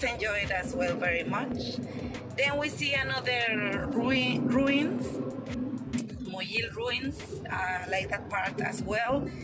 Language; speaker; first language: English; non-native, fluent; Spanish